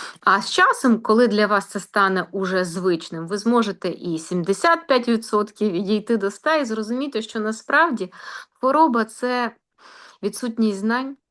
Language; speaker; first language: Ukrainian; native; Ukrainian